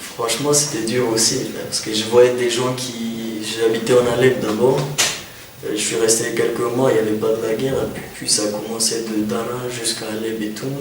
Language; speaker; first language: French; non-native, fluent; Kurdish